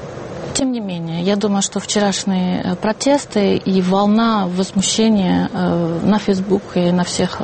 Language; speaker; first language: Russian; non-native, fluent; French